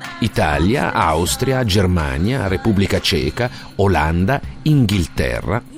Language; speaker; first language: Italian; native; Italian